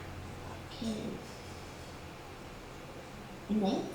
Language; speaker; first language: English; non-native, fluent; Spanish